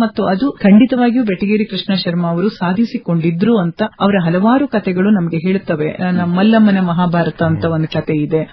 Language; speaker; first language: Kannada; native; Kannada